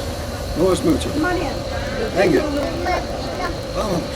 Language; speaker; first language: Spanish; native; Spanish